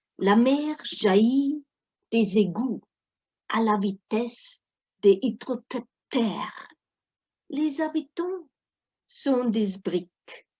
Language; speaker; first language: French; non-native, fluent; German